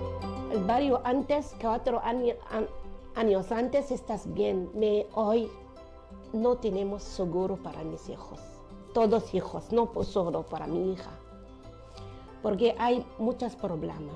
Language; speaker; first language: Spanish; non-native, learner; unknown